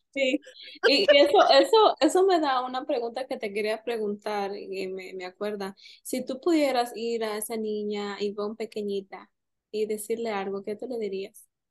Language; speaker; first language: Spanish; early bilingual, heritage; Spanish